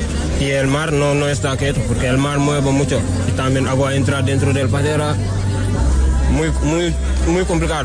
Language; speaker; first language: Spanish; non-native, learner; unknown